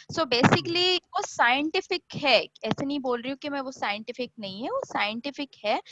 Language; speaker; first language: Hindi; non-native, local second language; Marathi